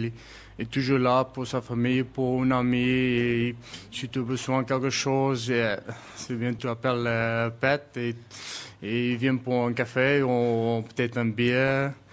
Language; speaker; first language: French; non-native, learner; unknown